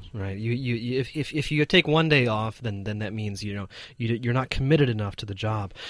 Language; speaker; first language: English; native; English